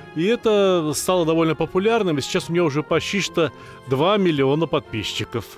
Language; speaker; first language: Russian; native; Russian